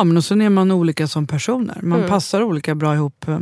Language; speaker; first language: Swedish; native; Swedish